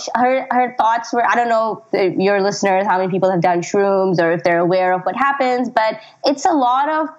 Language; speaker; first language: English; non-native, local second language; Urdu